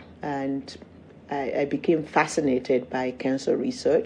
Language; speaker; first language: English; non-native, local second language; Yoruba